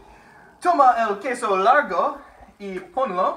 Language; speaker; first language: Spanish; non-native, learner; English